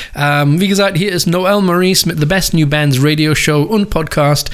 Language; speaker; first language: German; non-native, learner; English